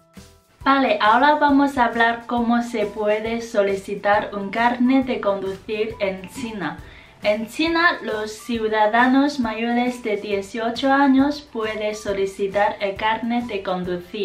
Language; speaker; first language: Spanish; non-native, fluent; Chinese